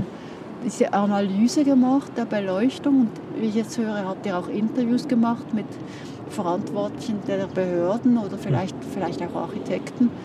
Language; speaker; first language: German; native; German